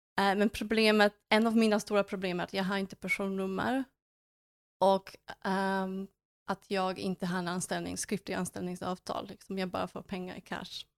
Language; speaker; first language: Swedish; non-native, fluent; Polish